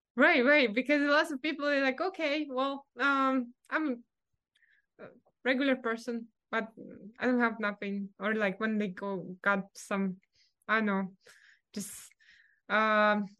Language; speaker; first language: English; non-native, fluent; Russian